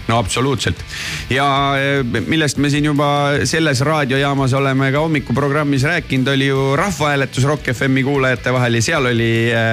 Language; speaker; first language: Estonian; native; Estonian